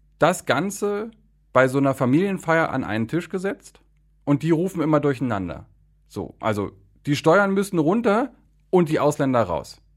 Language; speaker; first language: German; native; German